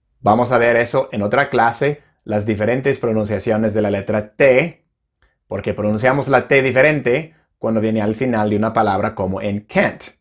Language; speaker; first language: Spanish; non-native, fluent; English